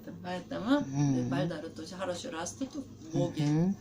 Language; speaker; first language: Russian; non-native, learner; Korean